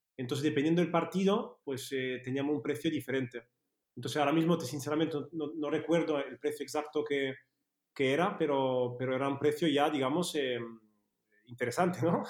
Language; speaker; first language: Spanish; early bilingual, heritage; Spanish